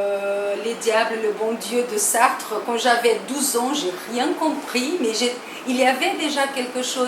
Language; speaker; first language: French; non-native, fluent; Portuguese